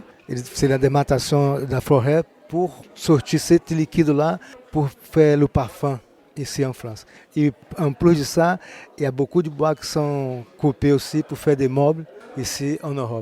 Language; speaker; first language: French; non-native, fluent; Portuguese